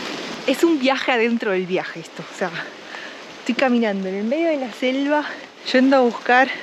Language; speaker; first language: Spanish; native; Spanish